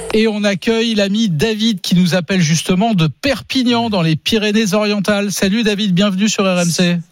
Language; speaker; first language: French; native; French